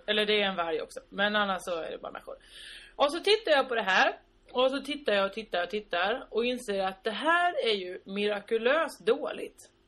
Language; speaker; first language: Swedish; native; Swedish